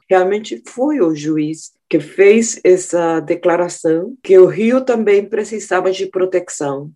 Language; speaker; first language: Portuguese; non-native, fluent; Spanish